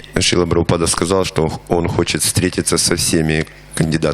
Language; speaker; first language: Russian; native; Russian